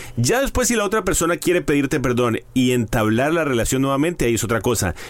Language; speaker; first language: Spanish; native; Spanish